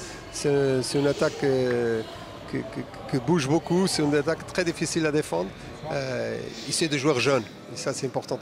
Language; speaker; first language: French; non-native, fluent; Portuguese